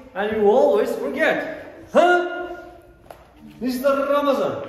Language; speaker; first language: English; non-native, fluent; Kazakh